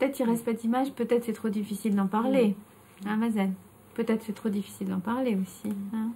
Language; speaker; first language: French; native; French